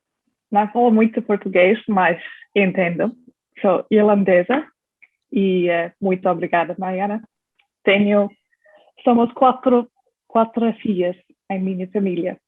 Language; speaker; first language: Portuguese; non-native, learner; English